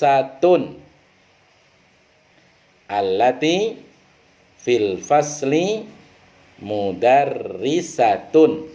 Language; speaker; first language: Arabic; non-native, fluent; Indonesian